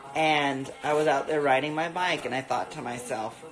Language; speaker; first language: English; early bilingual, other home language; Spanish